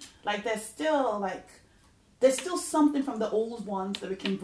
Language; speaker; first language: English; non-native, local second language; Yoruba